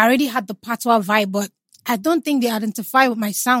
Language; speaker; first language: English; non-native, local second language; Igbo